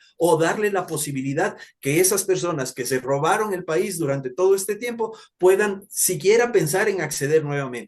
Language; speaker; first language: Spanish; native; Spanish